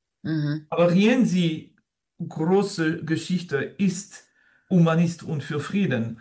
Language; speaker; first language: German; non-native, fluent; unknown